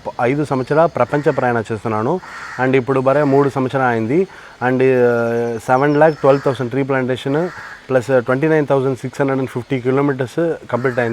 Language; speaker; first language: Telugu; non-native, learner; Tamil